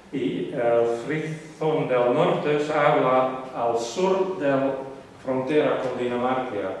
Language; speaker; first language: Spanish; non-native, learner; Western Frisian